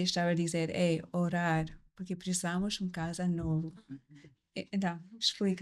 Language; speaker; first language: Portuguese; non-native, learner; English